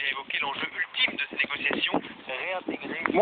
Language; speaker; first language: French; native; French